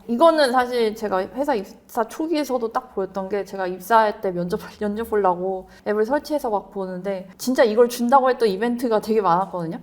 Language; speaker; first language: Korean; native; Korean